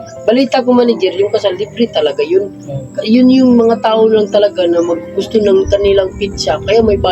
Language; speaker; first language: Filipino; non-native, local second language; Cebuano